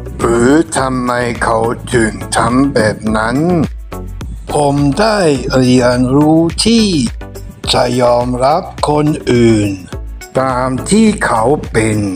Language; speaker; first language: Thai; non-native, fluent; German